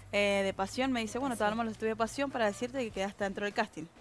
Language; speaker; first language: Spanish; native; Spanish